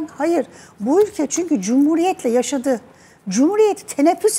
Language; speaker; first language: Turkish; native; Turkish